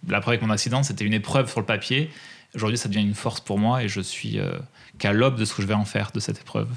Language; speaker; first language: French; native; French